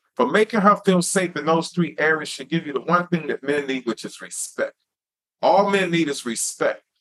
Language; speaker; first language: English; native; English